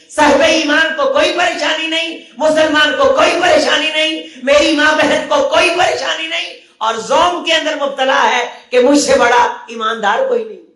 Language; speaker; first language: Urdu; non-native, local second language; Punjabi